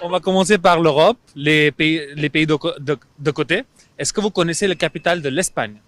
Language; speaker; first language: French; non-native, fluent; English